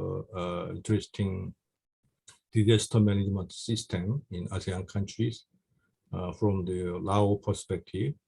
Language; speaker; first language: English; non-native, fluent; Korean